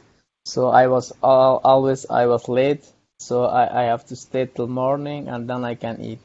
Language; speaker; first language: English; non-native, learner; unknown